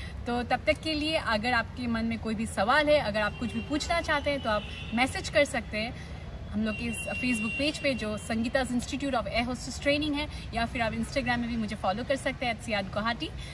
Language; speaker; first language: Hindi; non-native, local second language; Assamese